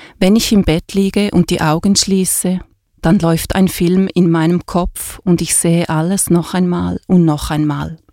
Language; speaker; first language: German; native; German